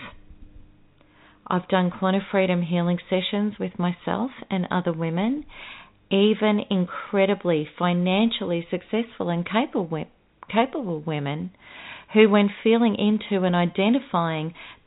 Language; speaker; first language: English; native; English